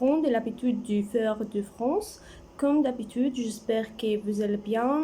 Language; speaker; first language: French; non-native, learner; Arabic